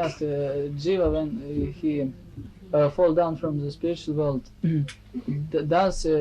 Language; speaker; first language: English; non-native, fluent; Russian